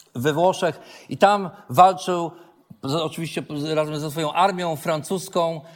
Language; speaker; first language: Polish; native; Polish